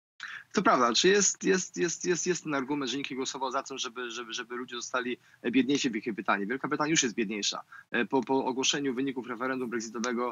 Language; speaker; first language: Polish; native; Polish